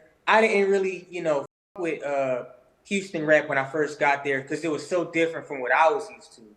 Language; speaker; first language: English; native; English